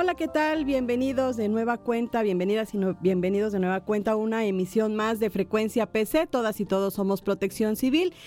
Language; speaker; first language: Spanish; native; Spanish